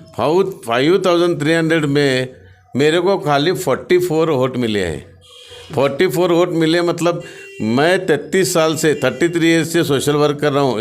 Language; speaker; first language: Hindi; non-native, local second language; Marathi